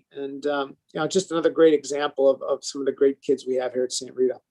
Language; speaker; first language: English; native; English